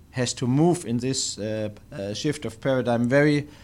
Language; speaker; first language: English; non-native, fluent; German